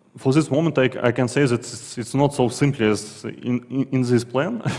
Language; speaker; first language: English; non-native, fluent; Russian